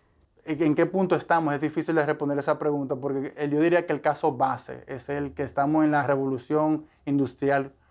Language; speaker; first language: Spanish; native; Spanish